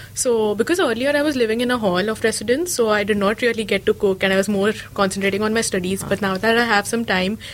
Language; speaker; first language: English; non-native, local second language; Marathi